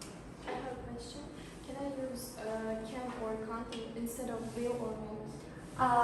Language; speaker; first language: English; non-native, learner; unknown